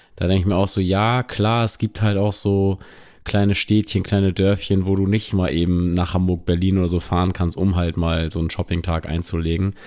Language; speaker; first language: German; native; German